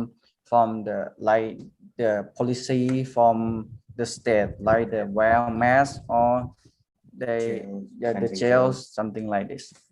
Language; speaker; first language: English; non-native, learner; Thai